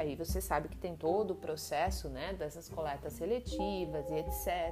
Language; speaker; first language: Portuguese; native; Portuguese